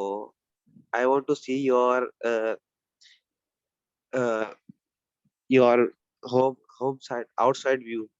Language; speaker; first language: English; non-native, learner; Urdu